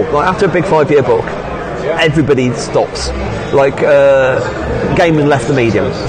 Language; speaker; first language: English; native; English